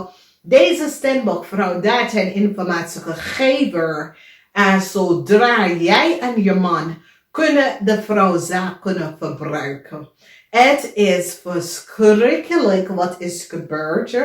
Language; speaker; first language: Dutch; non-native, learner; English